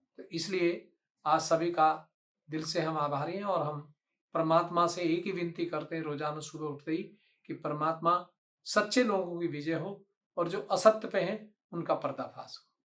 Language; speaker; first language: Hindi; native; Hindi